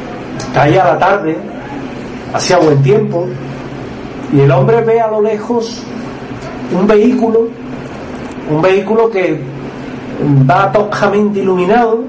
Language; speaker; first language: Spanish; native; Spanish